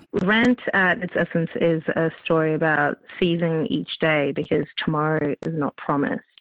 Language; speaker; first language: English; native; English